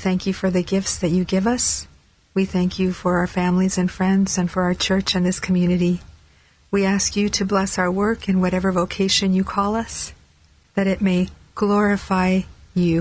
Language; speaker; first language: English; native; English